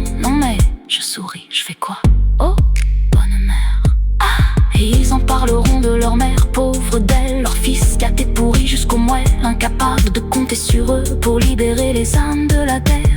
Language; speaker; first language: French; native; French